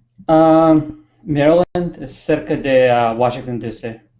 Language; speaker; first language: Spanish; non-native, learner; English